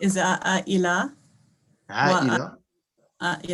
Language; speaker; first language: Arabic; non-native, learner; English